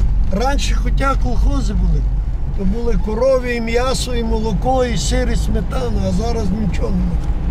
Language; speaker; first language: Russian; non-native, local second language; Ukrainian